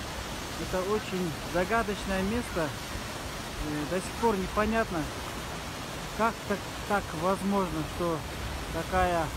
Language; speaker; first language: Russian; non-native, local second language; Kyrgyz